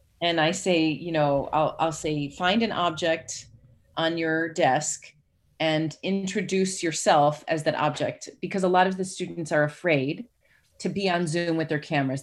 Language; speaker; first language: English; native; English